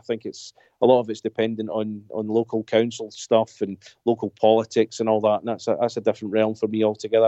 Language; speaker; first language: English; native; English